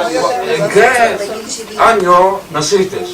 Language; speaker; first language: Spanish; early bilingual, heritage; Ladino